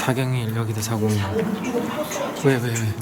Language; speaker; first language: Korean; native; Korean